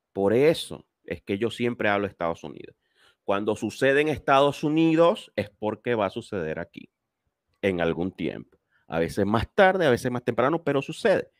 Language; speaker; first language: Spanish; native; Spanish